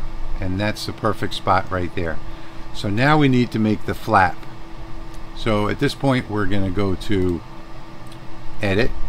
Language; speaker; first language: English; native; English